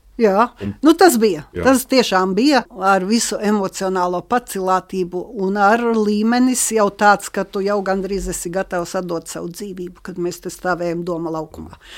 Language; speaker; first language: Latvian; native; Latvian